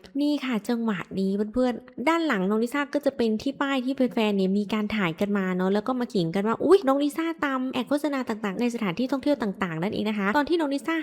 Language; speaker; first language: Thai; native; Thai